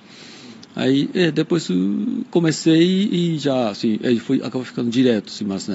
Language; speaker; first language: Portuguese; non-native, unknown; Japanese